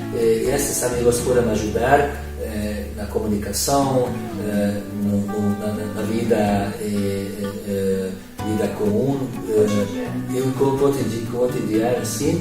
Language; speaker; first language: Portuguese; non-native, learner; Hungarian